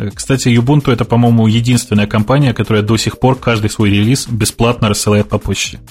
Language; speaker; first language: Russian; native; Russian